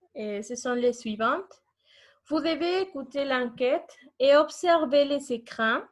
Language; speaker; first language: French; non-native, fluent; Spanish